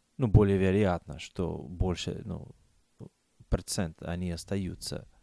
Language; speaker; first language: Russian; non-native, fluent; English